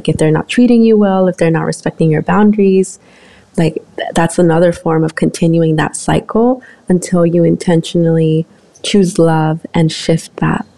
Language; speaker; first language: English; early bilingual, other home language; Spanish